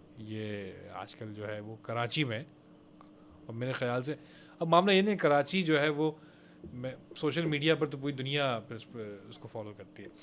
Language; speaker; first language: Urdu; native; Urdu